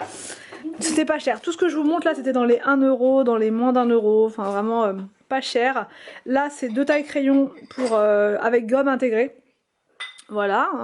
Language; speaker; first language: French; native; French